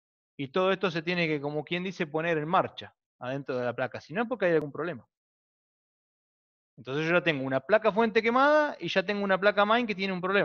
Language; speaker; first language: Spanish; native; Spanish